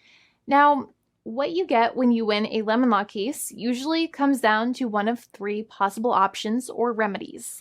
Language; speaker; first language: English; native; English